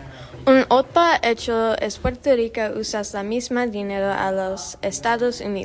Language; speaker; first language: Spanish; non-native, learner; English